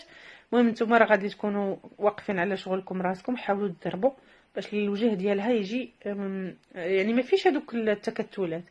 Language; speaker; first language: Arabic; native; Arabic